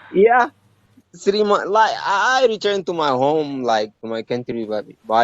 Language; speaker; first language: English; non-native, learner; Arabic